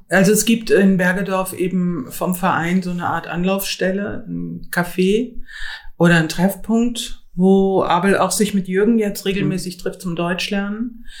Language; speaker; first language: German; native; German